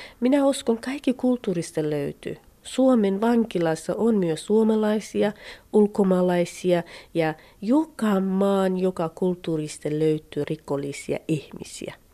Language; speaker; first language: Finnish; non-native, learner; Central Kurdish